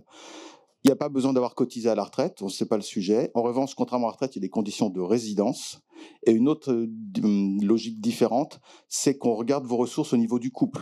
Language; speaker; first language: French; native; French